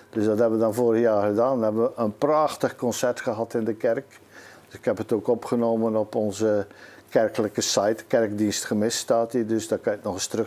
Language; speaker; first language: Dutch; native; Dutch